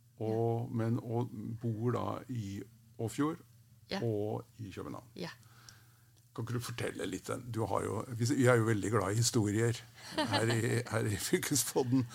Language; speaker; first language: Norwegian; native; Norwegian